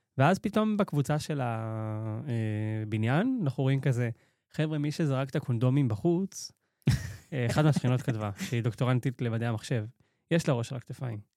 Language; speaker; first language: Hebrew; native; Hebrew